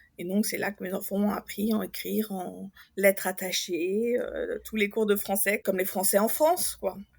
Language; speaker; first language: French; native; French